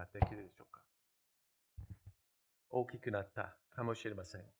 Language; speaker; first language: Japanese; non-native, fluent; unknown